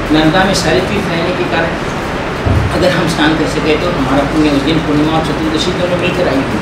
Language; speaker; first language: Hindi; native; Hindi